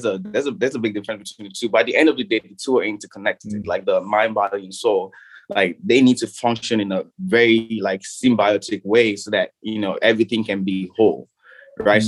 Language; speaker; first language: English; non-native, local second language; Yoruba